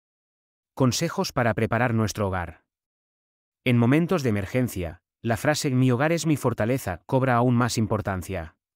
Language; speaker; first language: Spanish; native; Spanish